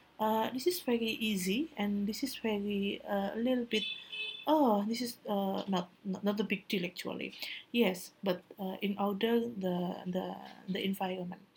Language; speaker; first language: English; non-native, learner; Indonesian